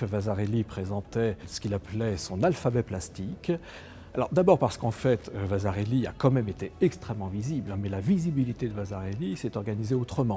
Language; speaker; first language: French; native; French